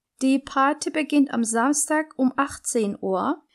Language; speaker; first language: German; non-native, fluent; Turkish